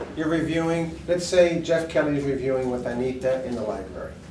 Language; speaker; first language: English; native; English